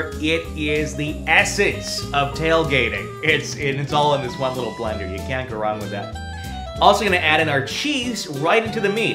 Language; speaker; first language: English; native; English